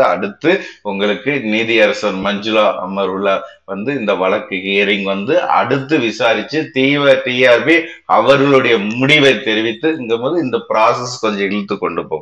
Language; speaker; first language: Tamil; native; Tamil